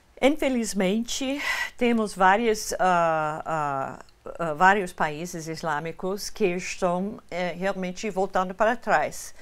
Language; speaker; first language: Portuguese; non-native, fluent; English